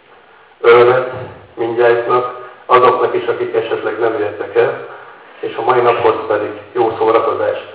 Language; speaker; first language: Hungarian; native; Hungarian